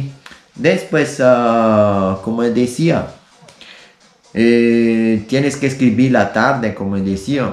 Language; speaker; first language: Spanish; non-native, learner; Italian